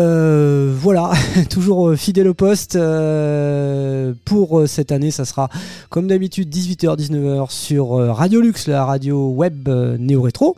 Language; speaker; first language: French; native; French